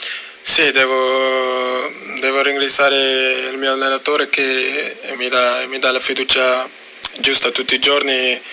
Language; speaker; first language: Italian; non-native, fluent; Portuguese